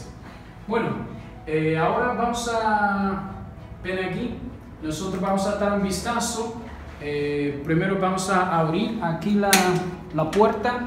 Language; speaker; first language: Spanish; non-native, learner; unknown